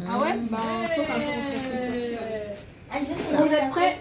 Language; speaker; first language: French; native; French